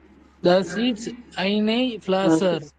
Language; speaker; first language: German; non-native, learner; Tamil